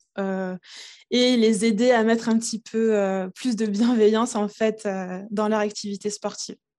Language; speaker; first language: French; early bilingual, other home language; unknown